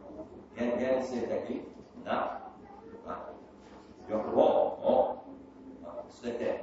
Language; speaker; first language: Japanese; non-native, fluent; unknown